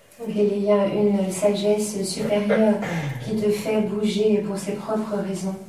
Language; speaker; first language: French; native; French